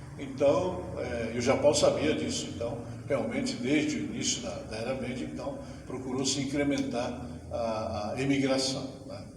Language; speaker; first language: Portuguese; early bilingual, other home language; Japanese